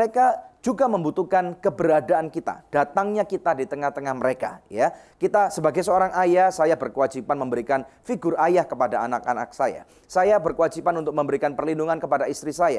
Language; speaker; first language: Indonesian; native; Indonesian